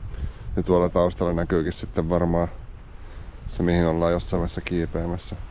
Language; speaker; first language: Finnish; native; Finnish